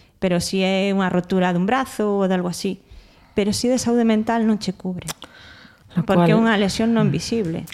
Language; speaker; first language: Galician; non-native, local second language; Spanish